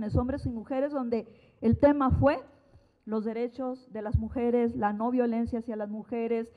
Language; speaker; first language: Spanish; native; Spanish